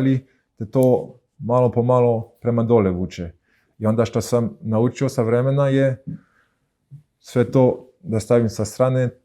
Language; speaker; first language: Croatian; early bilingual, heritage; Croatian